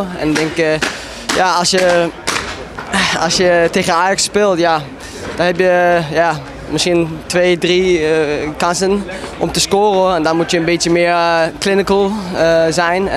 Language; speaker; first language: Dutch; non-native, fluent; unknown